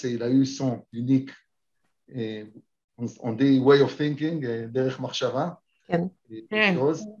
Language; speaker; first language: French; early bilingual, heritage; Hebrew